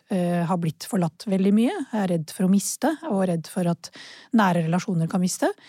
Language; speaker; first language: Norwegian; early bilingual, other home language; Urdu